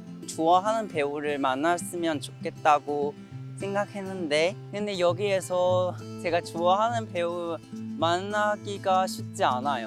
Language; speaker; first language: Korean; non-native, learner; Chinese